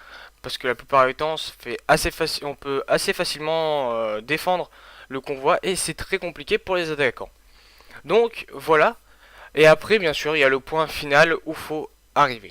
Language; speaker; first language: French; native; French